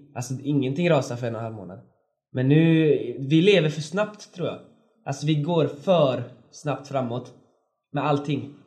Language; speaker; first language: Swedish; native; Swedish